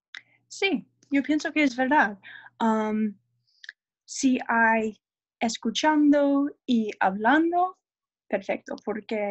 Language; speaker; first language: Spanish; non-native, learner; English